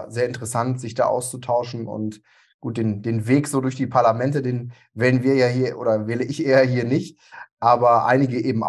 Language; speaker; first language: German; native; German